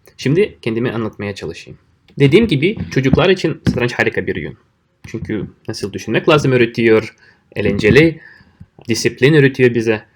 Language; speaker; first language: Turkish; non-native, fluent; Russian